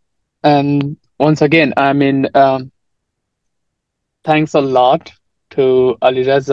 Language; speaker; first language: English; non-native, local second language; Nepali